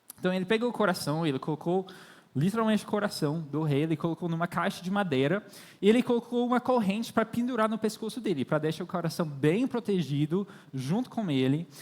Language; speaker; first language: Portuguese; non-native, fluent; English